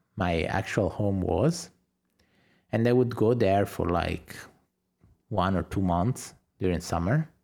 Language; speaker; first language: English; non-native, fluent; Italian